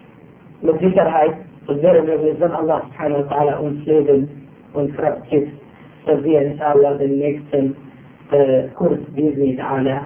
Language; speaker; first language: German; non-native, fluent; Arabic